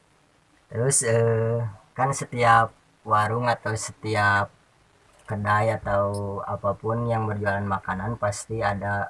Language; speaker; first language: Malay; non-native, local second language; Sundanese